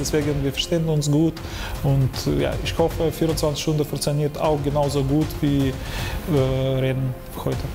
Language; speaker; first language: German; non-native, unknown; Ukrainian